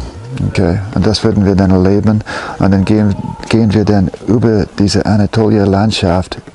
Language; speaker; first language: German; non-native, fluent; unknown